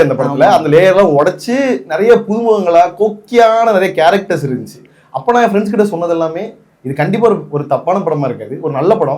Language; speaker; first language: Tamil; native; Tamil